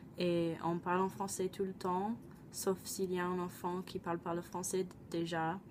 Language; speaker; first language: French; non-native, fluent; English